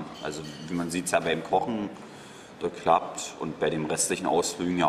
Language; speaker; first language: German; native; German